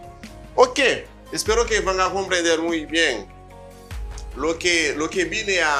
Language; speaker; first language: Spanish; non-native, fluent; Haitian Creole